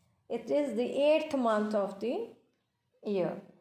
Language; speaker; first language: English; non-native, local second language; Punjabi